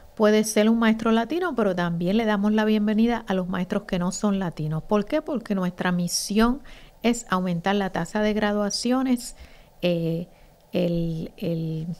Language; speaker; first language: Spanish; native; Spanish